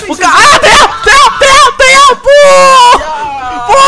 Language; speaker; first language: Chinese; native; Chinese